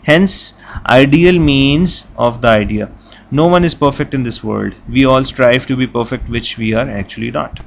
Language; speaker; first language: English; non-native, local second language; Urdu